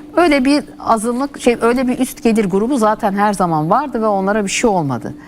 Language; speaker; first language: Turkish; native; Turkish